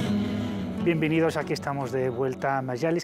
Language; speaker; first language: Spanish; native; Spanish